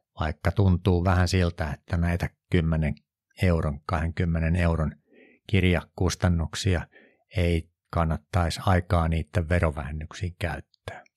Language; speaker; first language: Finnish; native; Finnish